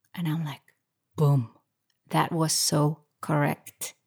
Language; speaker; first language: English; non-native, fluent; Icelandic